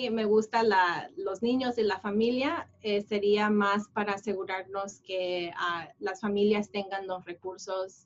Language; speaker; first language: Spanish; early bilingual, heritage; Spanish